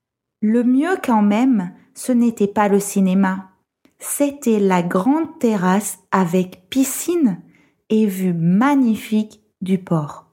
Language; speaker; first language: French; non-native, fluent; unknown